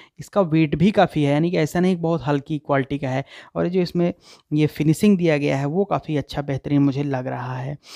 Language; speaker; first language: Hindi; native; Hindi